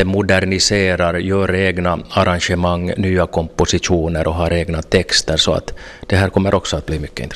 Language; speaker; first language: Swedish; native; Swedish